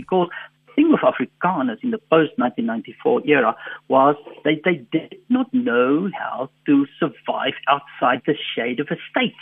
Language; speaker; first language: English; non-native, local second language; Afrikaans